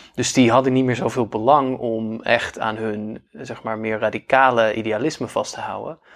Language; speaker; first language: Dutch; native; Dutch